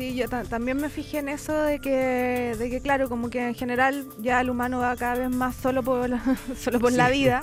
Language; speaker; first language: Spanish; native; Spanish